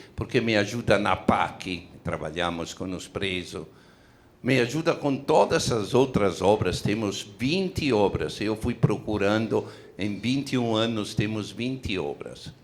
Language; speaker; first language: Portuguese; non-native, fluent; Italian